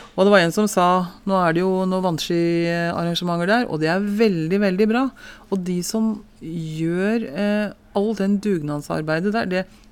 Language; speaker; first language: Norwegian; native; Norwegian